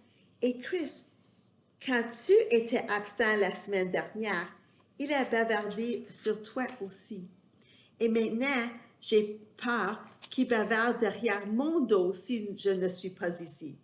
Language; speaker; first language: French; non-native, fluent; English